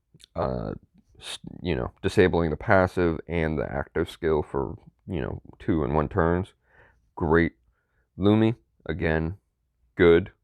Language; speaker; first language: English; native; English